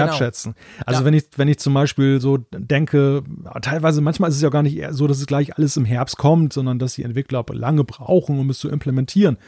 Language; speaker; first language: German; native; German